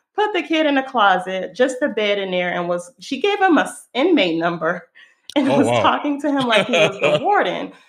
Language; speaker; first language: English; non-native, fluent; Hebrew